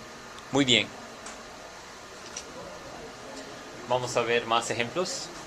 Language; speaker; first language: Spanish; non-native, fluent; English